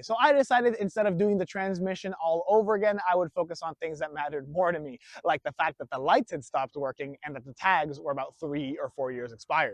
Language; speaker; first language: English; native; English